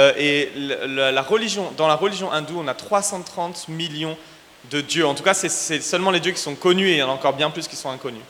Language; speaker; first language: French; native; French